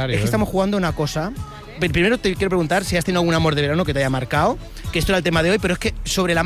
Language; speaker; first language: Spanish; native; Spanish